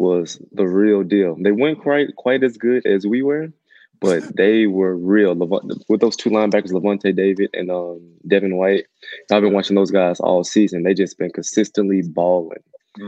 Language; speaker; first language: English; native; English